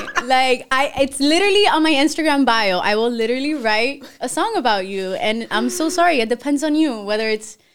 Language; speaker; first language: English; early bilingual, other home language; Spanish